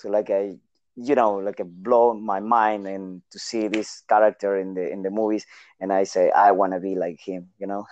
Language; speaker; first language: English; non-native, learner; Spanish